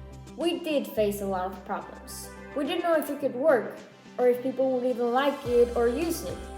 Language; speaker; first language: English; non-native, learner; Spanish